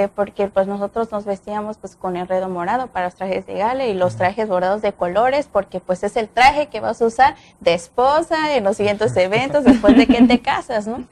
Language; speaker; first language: Spanish; native; Spanish